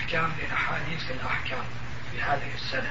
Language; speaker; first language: Arabic; non-native, fluent; Turkish